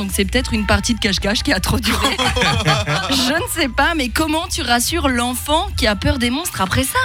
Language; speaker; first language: French; native; French